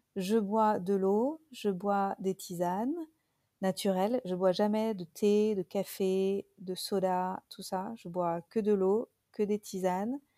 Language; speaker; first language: French; native; French